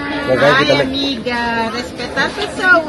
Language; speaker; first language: Portuguese; non-native, learner; Filipino